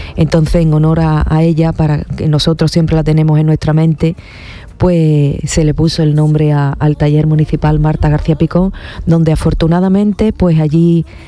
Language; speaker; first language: Spanish; native; Spanish